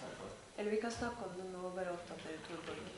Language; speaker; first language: Norwegian; native; Norwegian